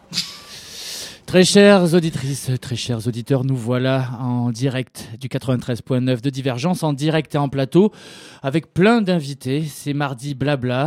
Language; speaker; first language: French; native; French